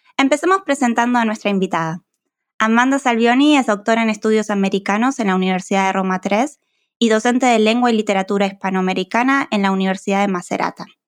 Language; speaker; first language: Spanish; native; Spanish